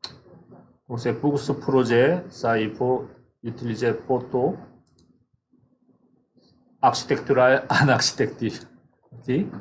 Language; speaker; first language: French; non-native, fluent; Korean